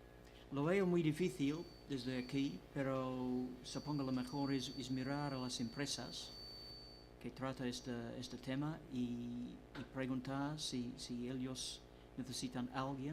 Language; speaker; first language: Spanish; non-native, fluent; English